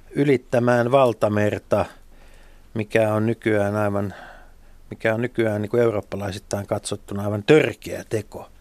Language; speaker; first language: Finnish; native; Finnish